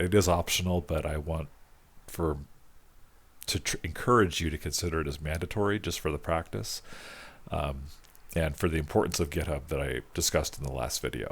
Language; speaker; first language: English; native; English